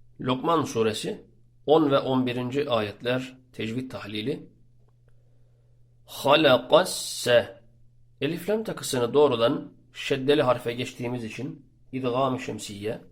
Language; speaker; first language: Turkish; native; Turkish